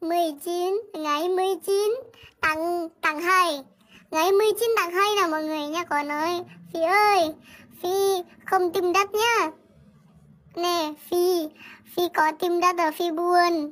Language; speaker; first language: Vietnamese; non-native, learner; Indonesian